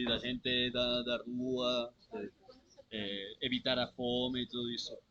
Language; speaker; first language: Portuguese; non-native, learner; Catalan